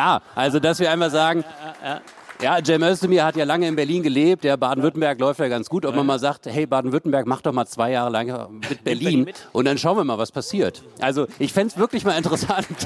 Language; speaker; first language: German; native; German